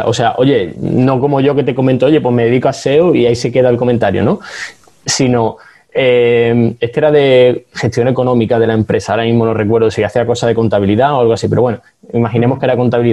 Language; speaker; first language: Spanish; native; Spanish